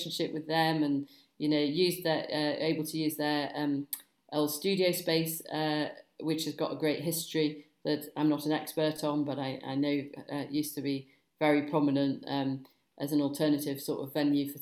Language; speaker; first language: English; native; English